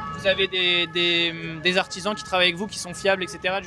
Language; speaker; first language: French; native; French